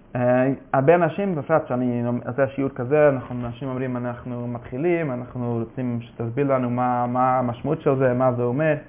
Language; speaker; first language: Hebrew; non-native, fluent; Yiddish